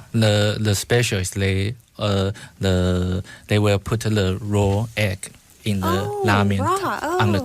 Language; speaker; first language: English; non-native, fluent; Chinese